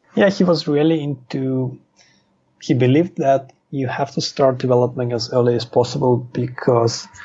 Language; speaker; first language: English; non-native, fluent; Russian